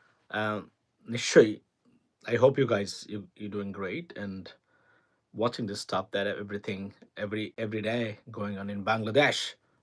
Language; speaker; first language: English; non-native, local second language; Bangla